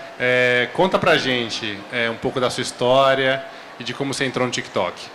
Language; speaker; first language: Portuguese; native; Portuguese